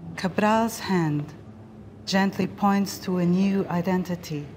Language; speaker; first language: English; non-native, fluent; Portuguese